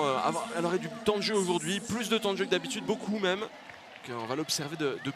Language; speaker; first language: French; native; French